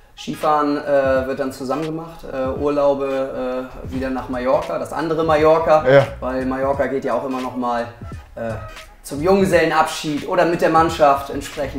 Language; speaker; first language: German; native; German